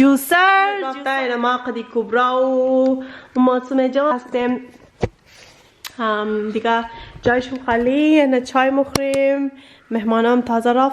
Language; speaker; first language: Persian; early bilingual, heritage; Persian